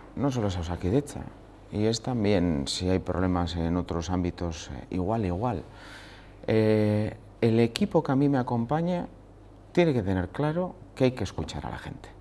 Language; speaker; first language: Spanish; native; Spanish